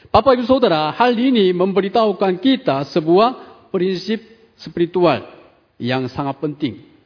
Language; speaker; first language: Indonesian; non-native, fluent; Korean